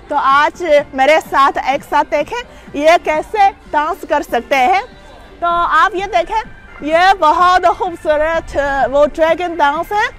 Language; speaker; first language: Hindi; non-native, fluent; Chinese